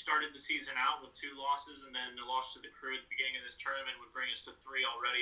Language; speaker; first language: English; native; English